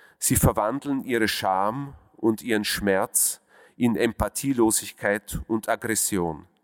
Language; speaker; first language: German; early bilingual, other home language; Russian